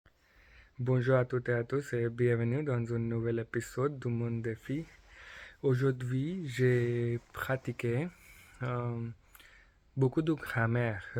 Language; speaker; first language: French; non-native, learner; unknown